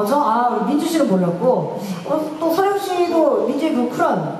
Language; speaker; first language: Korean; native; Korean